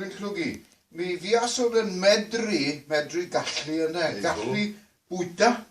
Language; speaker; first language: Welsh; non-native, fluent; English